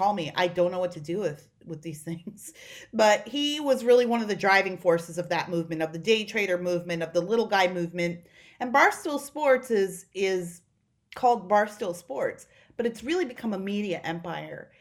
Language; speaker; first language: English; native; English